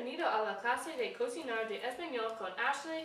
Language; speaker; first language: Spanish; non-native, learner; English